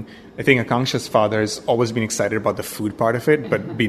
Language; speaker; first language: English; non-native, local second language; Bangla